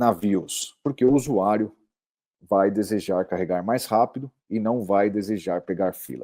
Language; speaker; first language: Portuguese; native; Portuguese